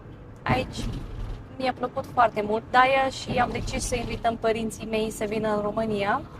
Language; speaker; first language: Romanian; non-native, fluent; Bulgarian